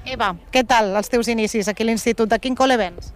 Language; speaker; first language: Catalan; native; Catalan